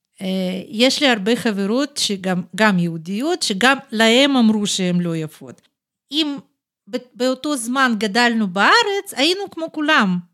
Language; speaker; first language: Hebrew; non-native, fluent; Russian